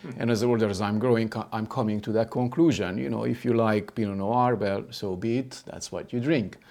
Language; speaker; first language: English; non-native, fluent; Hungarian